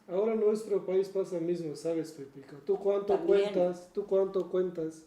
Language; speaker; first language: Spanish; non-native, learner; Kurdish